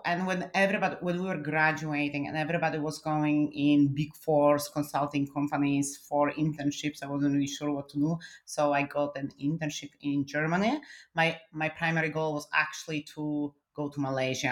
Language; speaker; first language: English; non-native, fluent; Polish